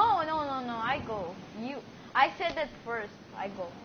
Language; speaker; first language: English; non-native, learner; Greek